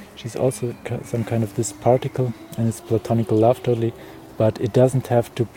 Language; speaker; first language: English; non-native, fluent; German